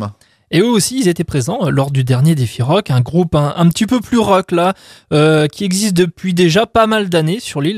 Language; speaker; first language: French; native; French